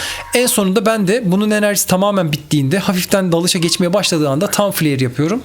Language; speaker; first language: Turkish; native; Turkish